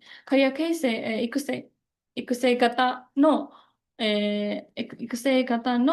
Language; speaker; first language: Japanese; non-native, fluent; Indonesian